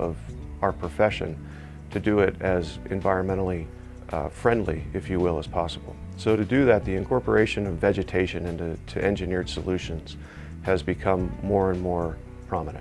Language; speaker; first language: English; native; English